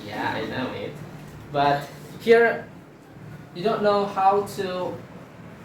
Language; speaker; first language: English; non-native, fluent; Indonesian